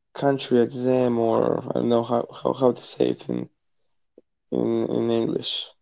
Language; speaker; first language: English; non-native, fluent; Croatian